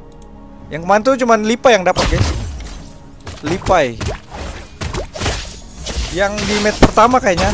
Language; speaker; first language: Indonesian; native; Indonesian